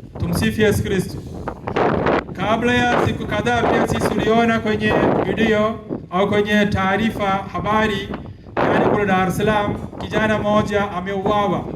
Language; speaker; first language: Swahili; non-native, fluent; Malayalam